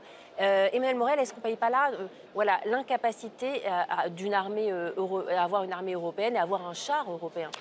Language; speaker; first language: French; native; French